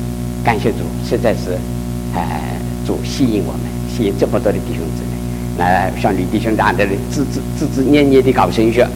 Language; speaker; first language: Chinese; native; Chinese